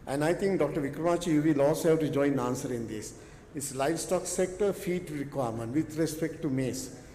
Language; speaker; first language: English; non-native, local second language; Sinhala